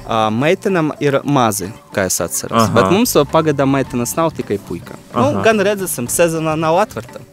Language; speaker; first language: Latvian; non-native, local second language; Russian